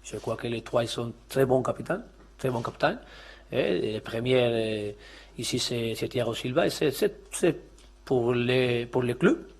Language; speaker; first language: French; non-native, learner; Spanish